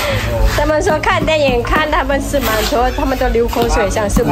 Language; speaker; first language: Chinese; non-native, fluent; Lao